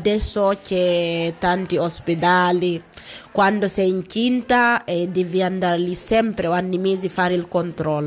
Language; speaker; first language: Italian; non-native, learner; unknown